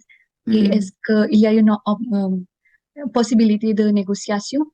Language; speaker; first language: French; non-native, learner; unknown